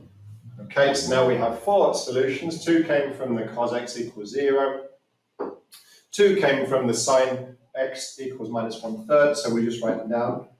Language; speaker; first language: English; native; English